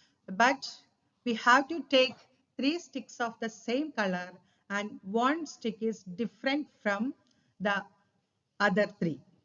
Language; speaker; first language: English; non-native, local second language; Malayalam